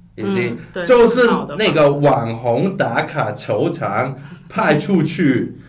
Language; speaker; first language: Chinese; non-native, local second language; Cantonese